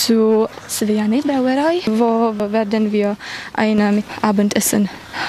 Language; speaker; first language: German; non-native, learner; Czech